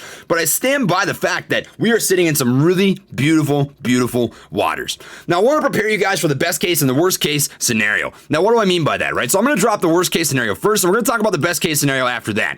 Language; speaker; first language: English; native; English